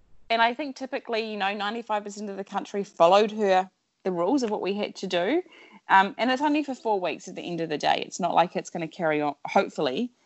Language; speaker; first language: English; native; English